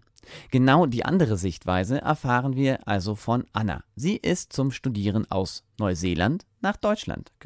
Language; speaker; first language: German; native; German